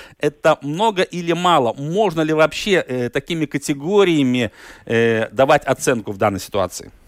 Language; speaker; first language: Russian; native; Russian